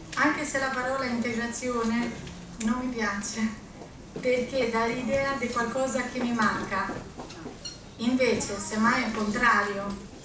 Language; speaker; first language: Italian; non-native, fluent; Albanian